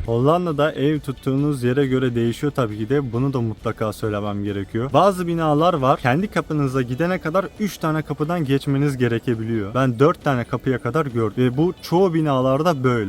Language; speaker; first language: Turkish; native; Turkish